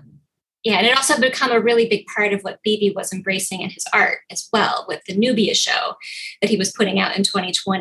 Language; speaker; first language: English; native; English